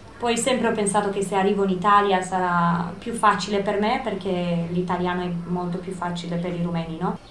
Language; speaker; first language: Italian; non-native, fluent; Romanian